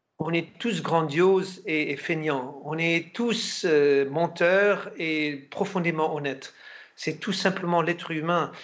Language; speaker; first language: French; non-native, fluent; German